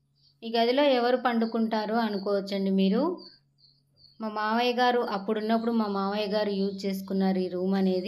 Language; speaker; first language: Telugu; native; Telugu